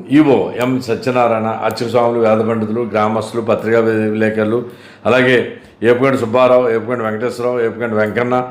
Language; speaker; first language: Telugu; native; Telugu